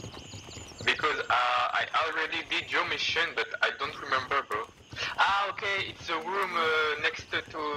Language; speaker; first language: English; non-native, learner; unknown